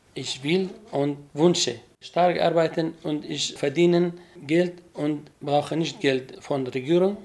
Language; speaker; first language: German; non-native, learner; Kurdish